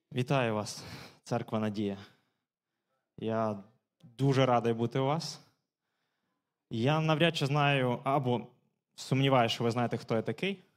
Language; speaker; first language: Ukrainian; native; Ukrainian